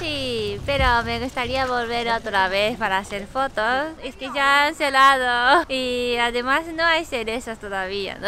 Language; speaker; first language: Spanish; non-native, learner; Japanese